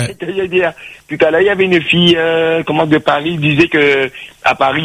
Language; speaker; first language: French; native; French